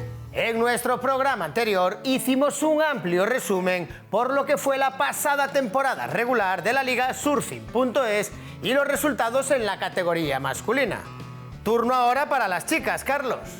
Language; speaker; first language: Spanish; native; Spanish